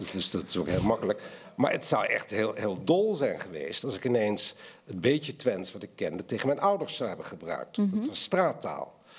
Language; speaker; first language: Dutch; native; Dutch